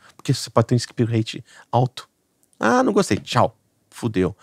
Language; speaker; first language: Portuguese; native; Portuguese